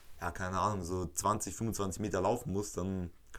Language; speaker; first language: German; native; German